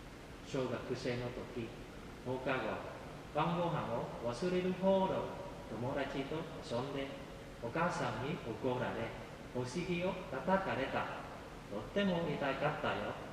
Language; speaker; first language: Japanese; non-native, fluent; Vietnamese